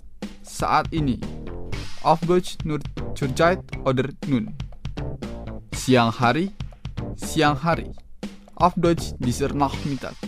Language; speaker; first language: German; non-native, fluent; Indonesian